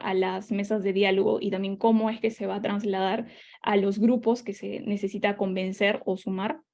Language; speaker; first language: Spanish; native; Spanish